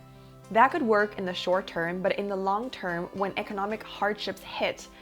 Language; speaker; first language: English; early bilingual, other home language; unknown